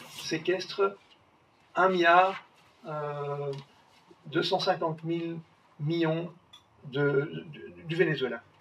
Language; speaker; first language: French; native; French